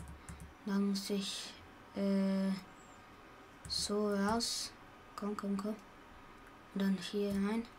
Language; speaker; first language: German; early bilingual, other home language; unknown